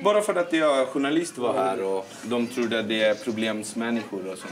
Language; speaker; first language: Swedish; non-native, learner; Bangla